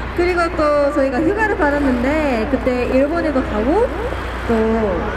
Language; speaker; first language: Korean; non-native, fluent; Japanese